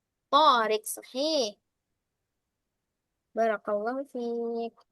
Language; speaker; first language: Arabic; non-native, fluent; Indonesian